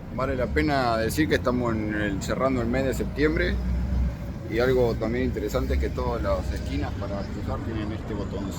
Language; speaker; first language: Spanish; native; Spanish